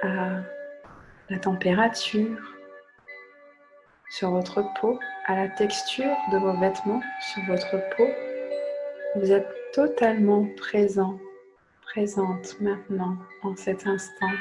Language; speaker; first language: French; native; French